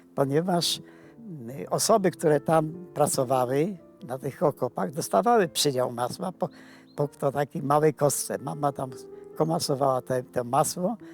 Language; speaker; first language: Polish; native; Polish